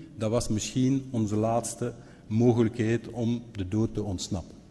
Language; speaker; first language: Dutch; non-native, local second language; French